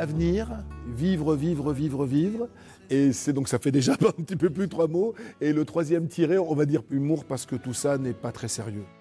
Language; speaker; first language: French; native; French